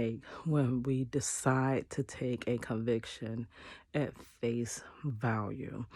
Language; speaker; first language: English; native; English